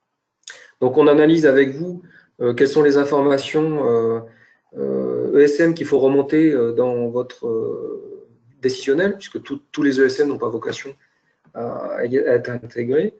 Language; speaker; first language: French; native; French